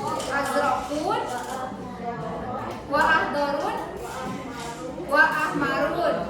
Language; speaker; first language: Arabic; non-native, learner; Indonesian